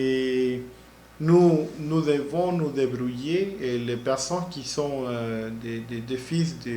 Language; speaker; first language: French; non-native, learner; Spanish